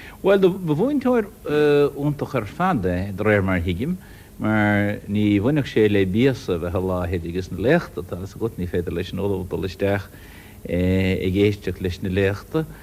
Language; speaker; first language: Irish; non-native, local second language; English